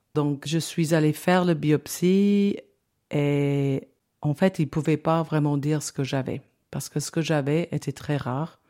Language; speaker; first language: French; non-native, fluent; English